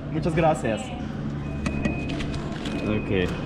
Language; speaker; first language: Spanish; non-native, fluent; Russian